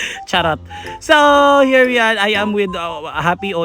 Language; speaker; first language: English; non-native, local second language; Filipino